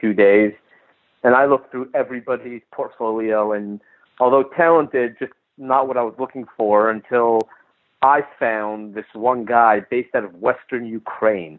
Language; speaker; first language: English; native; English